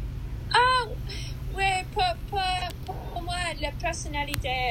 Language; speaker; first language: French; non-native, learner; English